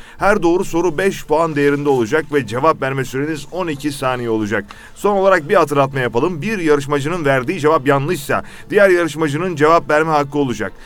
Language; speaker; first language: Turkish; native; Turkish